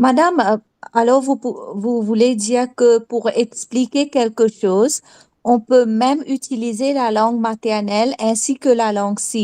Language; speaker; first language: French; non-native, fluent; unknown